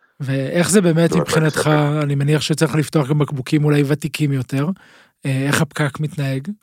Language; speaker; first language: Hebrew; native; Hebrew